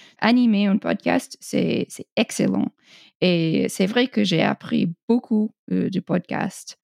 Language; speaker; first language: French; non-native, fluent; English